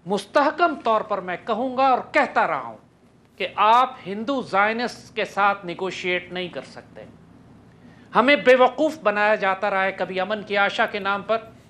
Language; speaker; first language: Urdu; native; Urdu